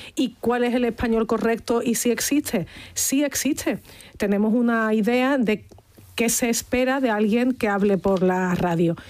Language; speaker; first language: Spanish; native; Spanish